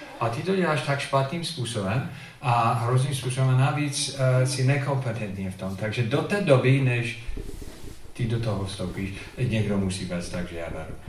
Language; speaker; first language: Czech; non-native, fluent; English